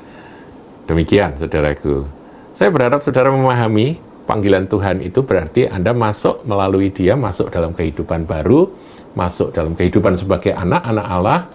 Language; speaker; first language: Indonesian; native; Indonesian